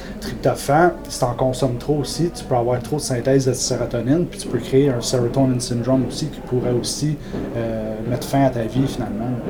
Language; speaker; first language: French; non-native, local second language; English